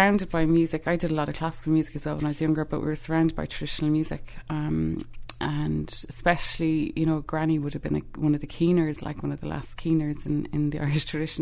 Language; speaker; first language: English; native; English